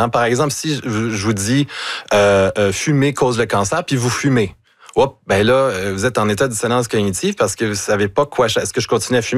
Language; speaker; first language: French; native; French